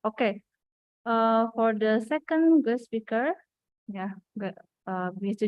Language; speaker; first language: English; non-native, fluent; Indonesian